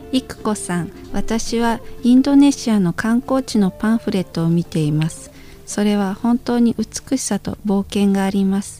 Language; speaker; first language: Japanese; non-native, fluent; Indonesian